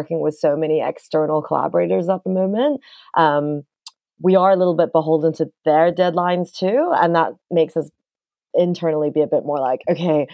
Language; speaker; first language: English; non-native, local second language; Cantonese